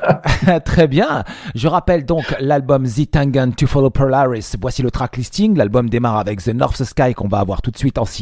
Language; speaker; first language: French; native; French